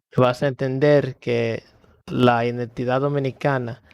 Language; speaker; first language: Spanish; early bilingual, other home language; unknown